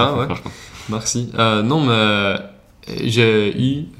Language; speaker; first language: French; non-native, learner; Swedish